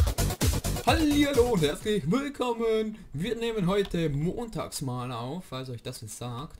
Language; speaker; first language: German; native; German